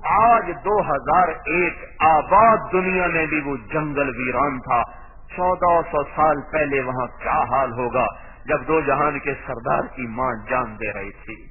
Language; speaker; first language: Urdu; non-native, local second language; Punjabi